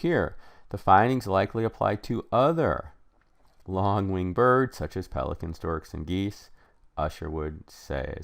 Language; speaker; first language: English; native; English